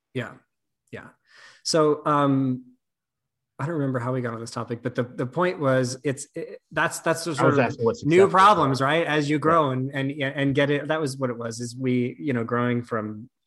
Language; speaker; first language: English; native; English